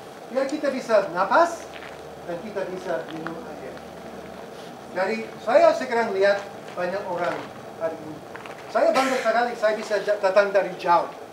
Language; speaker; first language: Indonesian; non-native, fluent; English